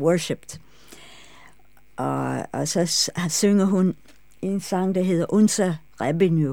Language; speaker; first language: Danish; non-native, fluent; English